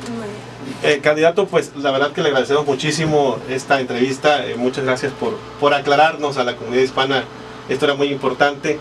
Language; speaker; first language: Spanish; native; Spanish